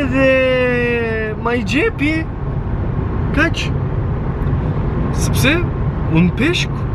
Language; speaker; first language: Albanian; non-native, learner; Turkish